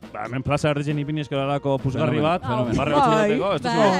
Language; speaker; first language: Basque; native; Basque